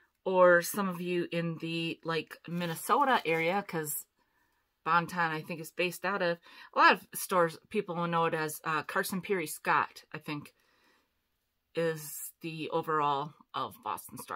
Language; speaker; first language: English; native; English